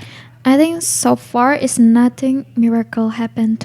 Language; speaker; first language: English; non-native, learner; Indonesian